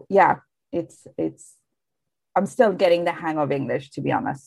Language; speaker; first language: English; non-native, fluent; Bangla